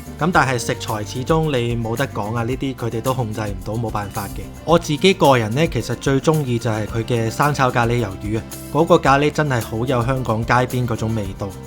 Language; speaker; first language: Cantonese; native; Cantonese